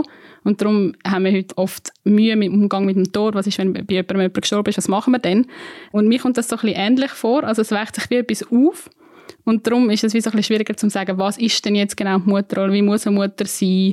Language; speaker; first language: German; native; German